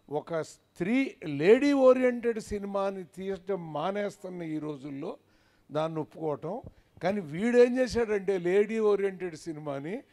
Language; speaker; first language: Telugu; native; Telugu